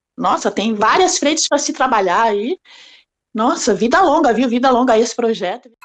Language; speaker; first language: Portuguese; native; Portuguese